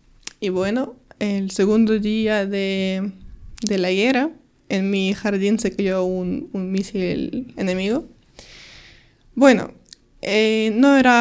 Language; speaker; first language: Spanish; non-native, learner; Ukrainian